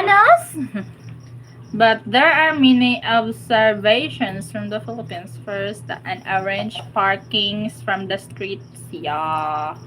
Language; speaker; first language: English; non-native, local second language; Cebuano